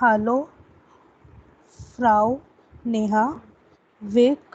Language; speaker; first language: German; non-native, learner; Hindi